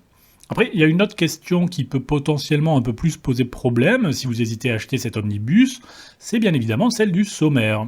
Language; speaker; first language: French; native; French